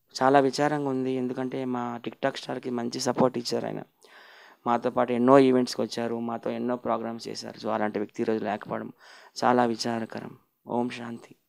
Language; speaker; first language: Telugu; native; Telugu